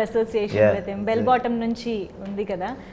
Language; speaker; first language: Telugu; native; Telugu